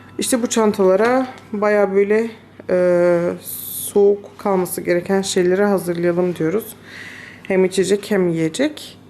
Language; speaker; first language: Turkish; early bilingual, heritage; Turkish